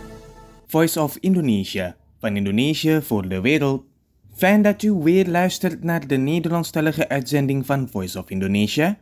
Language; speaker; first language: Dutch; non-native, fluent; Indonesian